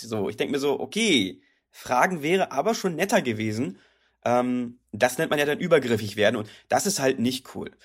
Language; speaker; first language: German; native; German